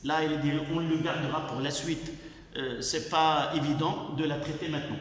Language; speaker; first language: French; non-native, local second language; Arabic